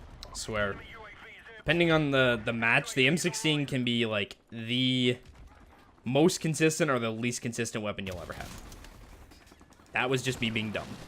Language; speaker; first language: English; native; English